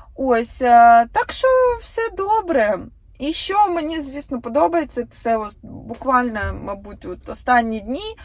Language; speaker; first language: Ukrainian; native; Ukrainian